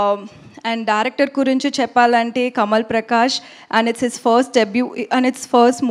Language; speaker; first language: Telugu; non-native, learner; Tamil